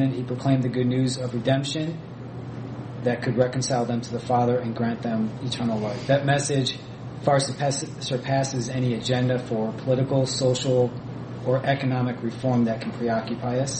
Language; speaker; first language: English; native; English